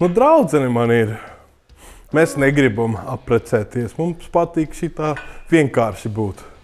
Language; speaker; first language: Latvian; early bilingual, heritage; English